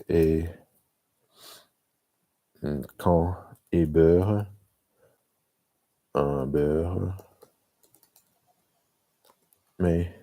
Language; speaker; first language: French; non-native, learner; English